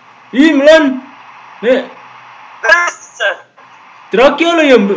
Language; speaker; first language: Turkish; non-native, learner; Indonesian